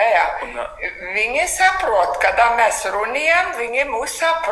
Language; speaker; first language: Latvian; early bilingual, heritage; Latvian